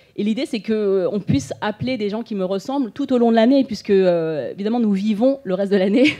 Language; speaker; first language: French; native; French